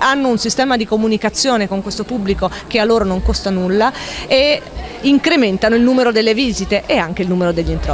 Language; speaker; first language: Italian; native; Italian